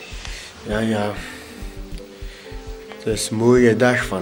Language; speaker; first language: Dutch; non-native, fluent; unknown